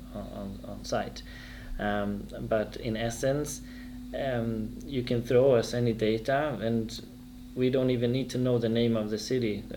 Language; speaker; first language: English; non-native, fluent; Swedish